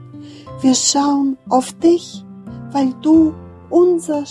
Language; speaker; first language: German; non-native, fluent; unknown